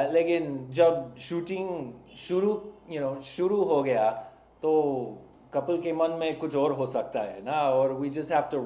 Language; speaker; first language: Hindi; non-native, learner; English